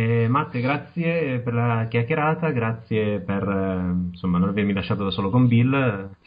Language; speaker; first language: Italian; native; Italian